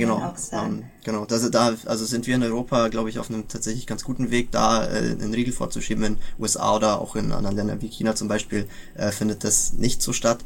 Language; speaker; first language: German; native; German